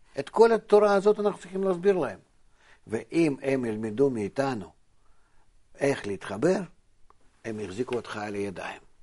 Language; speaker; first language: Hebrew; non-native, fluent; Russian